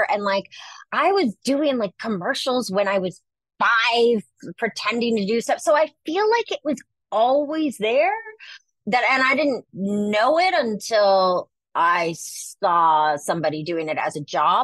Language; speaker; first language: English; native; English